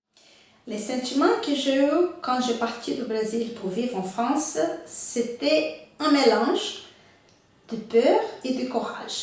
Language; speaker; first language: French; non-native, fluent; Portuguese